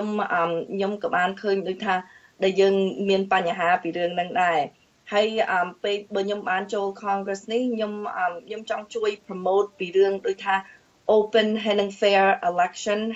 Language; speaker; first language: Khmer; early bilingual, heritage; Khmer